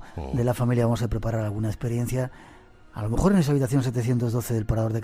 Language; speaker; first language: Spanish; native; Spanish